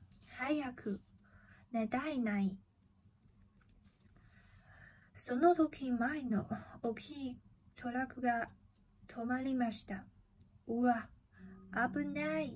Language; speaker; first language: Japanese; non-native, learner; Chinese